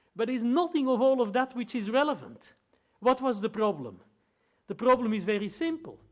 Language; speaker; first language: English; non-native, fluent; Dutch